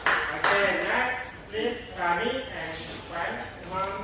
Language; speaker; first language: English; non-native, learner; Indonesian